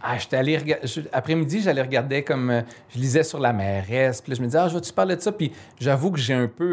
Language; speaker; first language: French; native; French